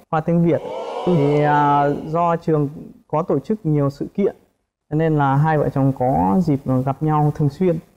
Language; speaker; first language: Vietnamese; early bilingual, heritage; Ukrainian